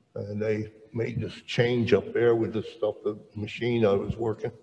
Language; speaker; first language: English; native; English